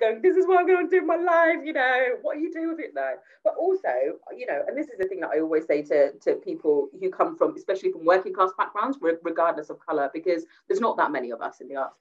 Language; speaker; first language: English; native; English